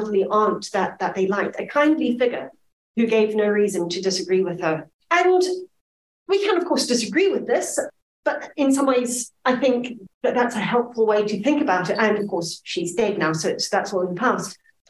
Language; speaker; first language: English; native; English